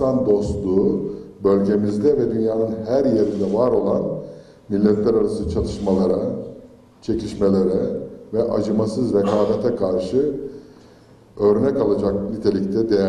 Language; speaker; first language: Turkish; native; Turkish